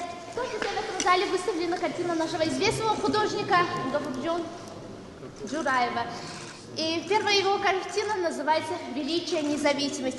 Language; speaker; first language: Russian; non-native, local second language; Tajik